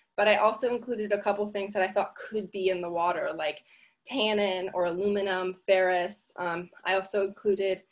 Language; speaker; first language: English; native; English